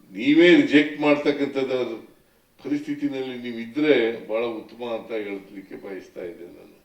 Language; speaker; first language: Kannada; native; Kannada